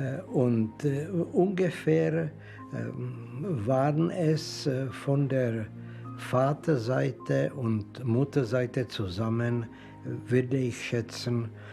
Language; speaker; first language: German; non-native, fluent; Czech